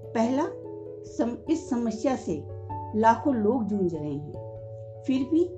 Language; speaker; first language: Hindi; native; Hindi